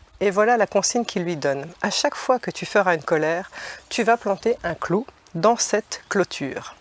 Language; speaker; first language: French; native; French